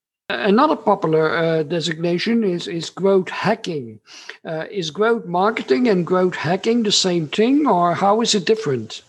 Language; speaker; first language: English; non-native, fluent; Dutch